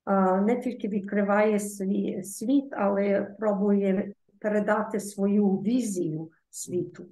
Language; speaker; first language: Ukrainian; early bilingual, heritage; Ukrainian